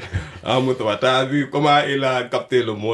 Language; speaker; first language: French; non-native, local second language; Wolof